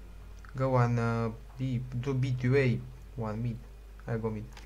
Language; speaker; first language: English; non-native, learner; Romanian